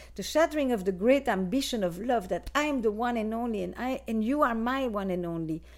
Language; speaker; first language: English; non-native, fluent; Dutch